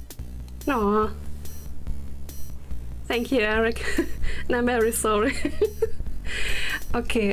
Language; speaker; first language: English; non-native, learner; German